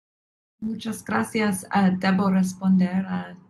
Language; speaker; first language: Spanish; non-native, fluent; English